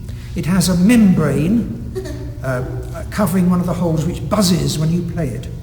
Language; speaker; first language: English; native; English